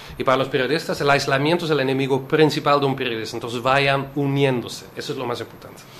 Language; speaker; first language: Spanish; non-native, fluent; Dutch